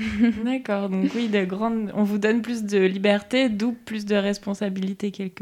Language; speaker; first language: French; native; French